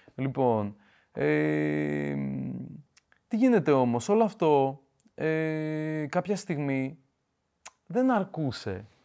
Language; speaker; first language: Greek; early bilingual, other home language; Russian